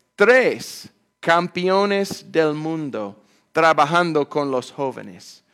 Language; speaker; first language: Spanish; non-native, fluent; English